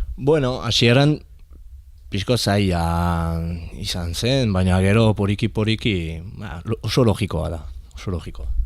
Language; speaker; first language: Basque; non-native, learner; French